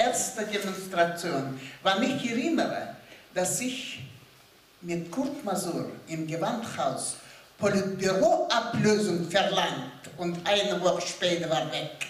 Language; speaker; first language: German; non-native, learner; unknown